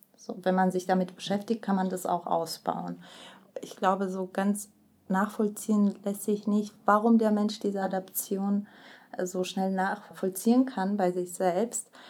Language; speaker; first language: German; early bilingual, other home language; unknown